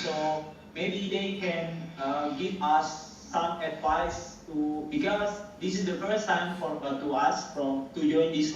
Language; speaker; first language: English; non-native, learner; Indonesian